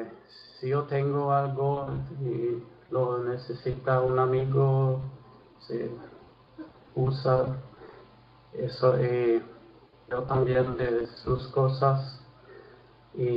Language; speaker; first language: Spanish; non-native, fluent; Swedish